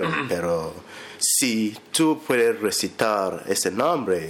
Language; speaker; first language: Spanish; non-native, learner; English